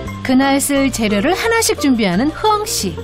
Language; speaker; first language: Korean; native; Korean